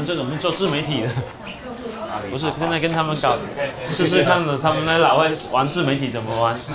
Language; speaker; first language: Chinese; native; Chinese